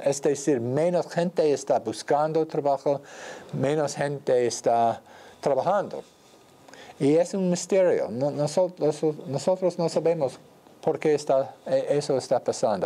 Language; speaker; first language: Spanish; non-native, fluent; English